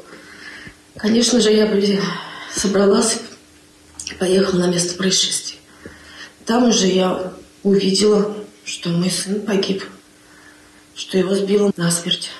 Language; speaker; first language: Russian; native; Russian